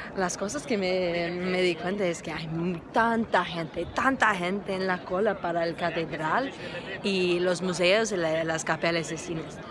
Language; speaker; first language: Spanish; non-native, learner; English